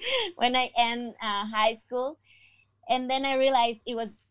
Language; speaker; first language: English; non-native, fluent; Spanish